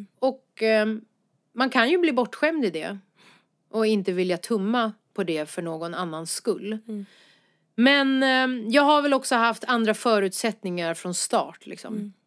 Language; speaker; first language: Swedish; early bilingual, other home language; Persian